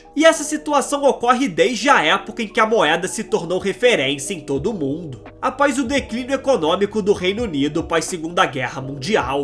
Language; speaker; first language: Portuguese; native; Portuguese